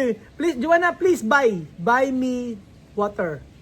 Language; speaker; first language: English; non-native, learner; Filipino